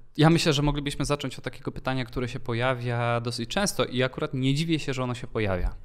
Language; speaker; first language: Polish; native; Polish